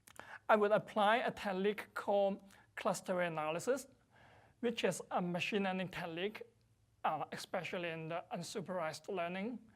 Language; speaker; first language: English; non-native, fluent; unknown